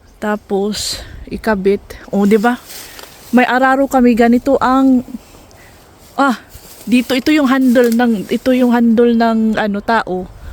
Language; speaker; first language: Filipino; non-native, local second language; Cebuano